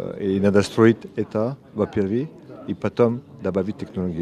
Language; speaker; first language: Russian; non-native, learner; French